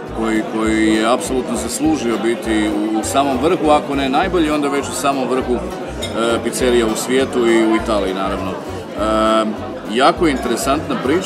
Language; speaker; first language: Croatian; native; Croatian